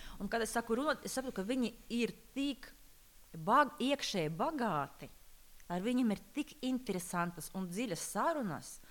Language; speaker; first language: Latvian; non-native, local second language; Russian